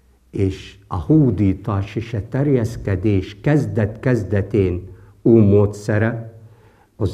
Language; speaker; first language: Hungarian; non-native, fluent; Arabic